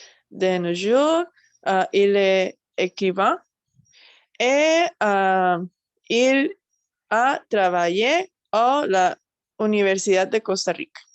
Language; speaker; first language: French; non-native, learner; Spanish